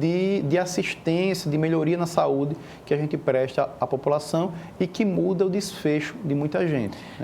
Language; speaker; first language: Portuguese; native; Portuguese